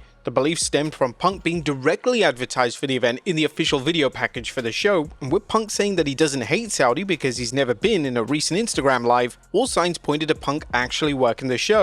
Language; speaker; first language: English; native; English